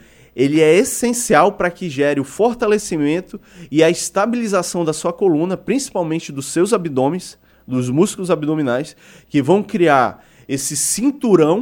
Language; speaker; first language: Portuguese; native; Portuguese